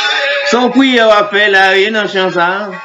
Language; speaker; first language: French; non-native, local second language; Haitian Creole